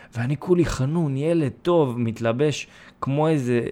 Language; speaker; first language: Hebrew; early bilingual, other home language; Russian